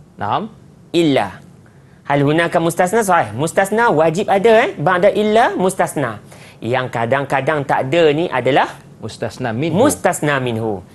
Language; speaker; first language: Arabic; non-native, fluent; Malay